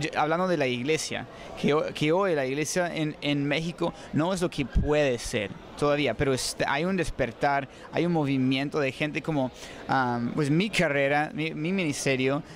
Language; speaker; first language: Spanish; non-native, fluent; English